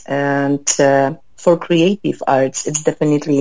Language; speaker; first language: English; non-native, fluent; Polish